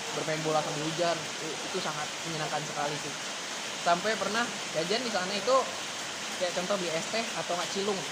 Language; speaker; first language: Indonesian; native; Indonesian